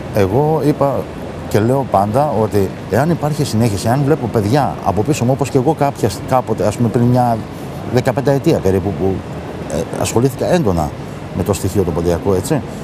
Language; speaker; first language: Greek; early bilingual, heritage; Greek